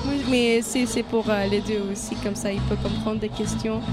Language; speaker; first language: French; non-native, learner; Thai